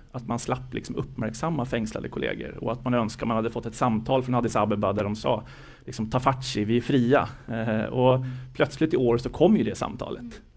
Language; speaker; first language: Swedish; native; Swedish